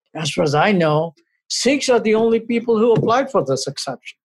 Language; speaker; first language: English; non-native, local second language; Punjabi